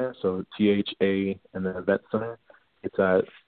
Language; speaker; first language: English; native; English